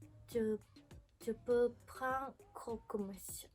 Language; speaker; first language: French; non-native, learner; Japanese